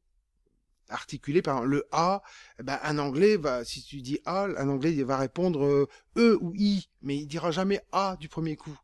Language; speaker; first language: French; native; French